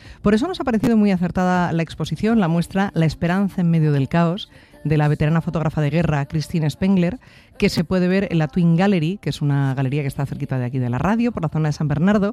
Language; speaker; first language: Spanish; native; Spanish